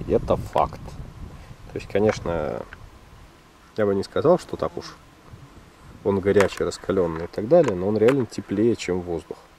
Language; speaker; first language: Russian; native; Russian